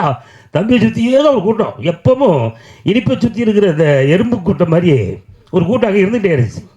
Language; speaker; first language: Tamil; native; Tamil